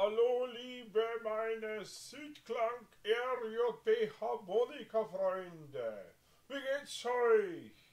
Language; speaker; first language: German; non-native, fluent; Slovenian